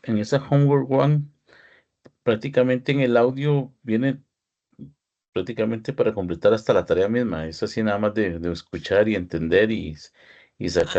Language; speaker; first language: Spanish; native; Spanish